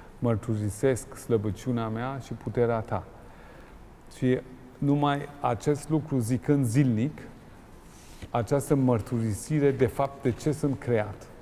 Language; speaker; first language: Romanian; non-native, fluent; German